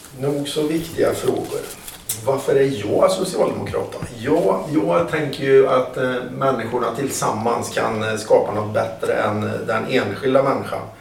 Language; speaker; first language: Swedish; native; Swedish